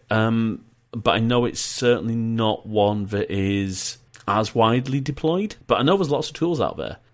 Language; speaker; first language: English; native; English